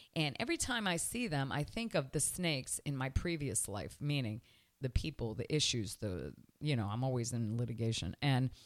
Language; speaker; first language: English; early bilingual, other home language; Spanish